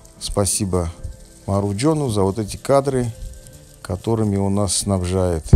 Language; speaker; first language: Russian; non-native, local second language; Tajik